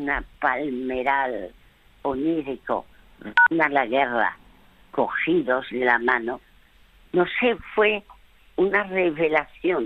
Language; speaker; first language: Spanish; early bilingual, other home language; French